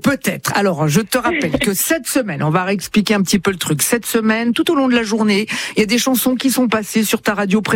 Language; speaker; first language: French; native; French